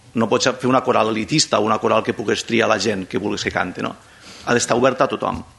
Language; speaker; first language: Catalan; non-native, local second language; Spanish